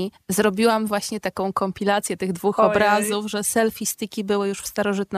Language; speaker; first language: Polish; native; Polish